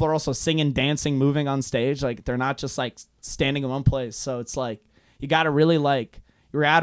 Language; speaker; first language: English; non-native, fluent; Hungarian